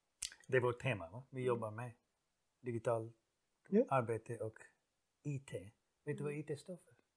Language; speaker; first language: Swedish; non-native, fluent; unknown